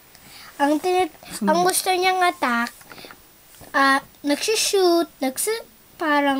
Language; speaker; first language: Filipino; early bilingual, heritage; Filipino